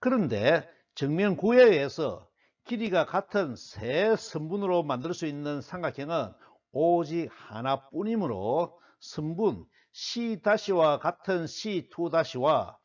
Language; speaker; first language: Korean; native; Korean